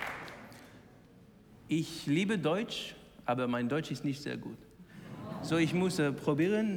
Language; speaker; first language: German; non-native, learner; English